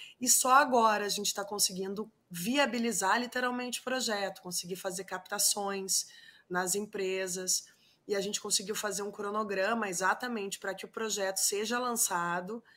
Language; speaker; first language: Portuguese; non-native, fluent; Spanish